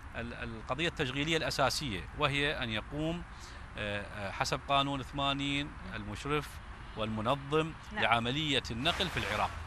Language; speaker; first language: Arabic; native; Arabic